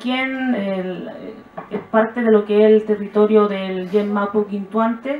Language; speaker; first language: Spanish; native; Spanish